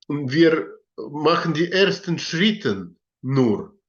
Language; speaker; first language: German; non-native, learner; Russian